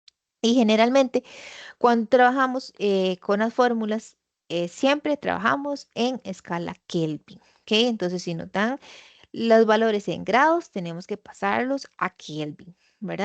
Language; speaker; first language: Spanish; native; Spanish